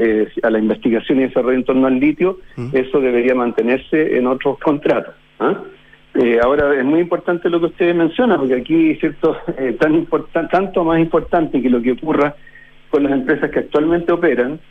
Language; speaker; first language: Spanish; native; Spanish